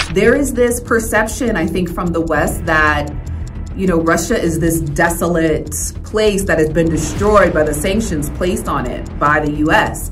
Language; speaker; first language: English; native; English